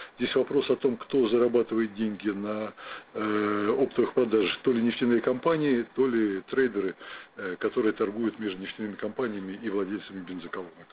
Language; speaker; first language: Russian; native; Russian